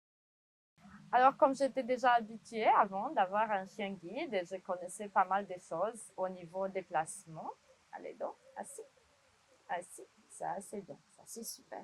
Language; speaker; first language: French; non-native, fluent; Romanian